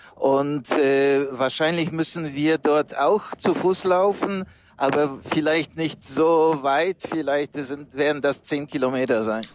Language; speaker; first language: German; non-native, fluent; Polish